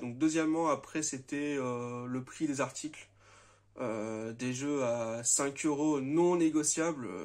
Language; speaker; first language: French; native; French